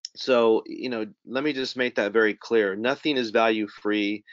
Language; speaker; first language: English; native; English